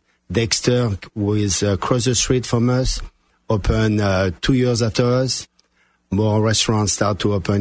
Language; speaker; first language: English; non-native, fluent; French